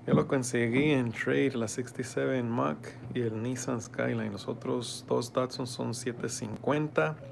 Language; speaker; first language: Spanish; early bilingual, heritage; Spanish